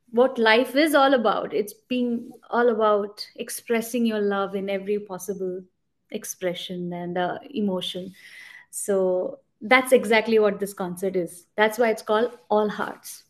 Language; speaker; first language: English; non-native, local second language; Bangla